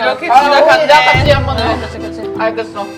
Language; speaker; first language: Korean; non-native, fluent; German